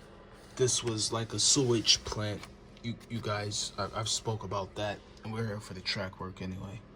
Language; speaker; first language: English; native; English